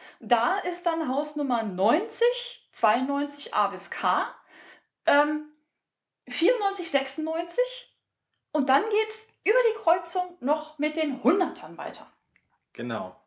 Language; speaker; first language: German; native; German